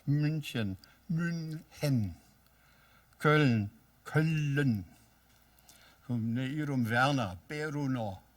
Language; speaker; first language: Korean; non-native, fluent; German